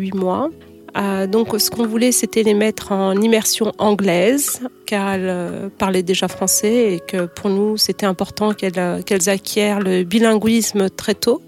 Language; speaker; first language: French; native; French